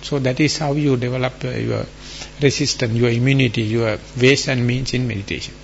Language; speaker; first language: English; non-native, local second language; Sinhala